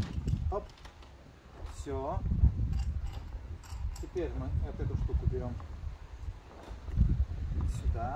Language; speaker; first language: Russian; native; Russian